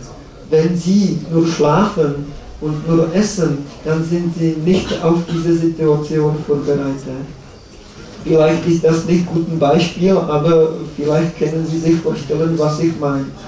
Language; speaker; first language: German; non-native, learner; Czech